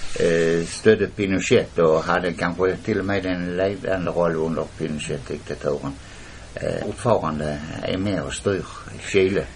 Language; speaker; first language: Swedish; non-native, fluent; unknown